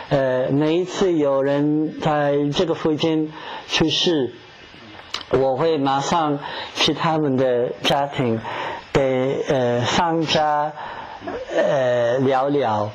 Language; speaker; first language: Chinese; non-native, fluent; English